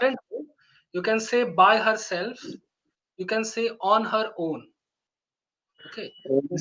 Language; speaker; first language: English; non-native, local second language; Hindi